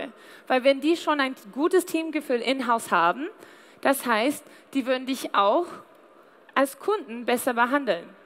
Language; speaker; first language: German; non-native, fluent; English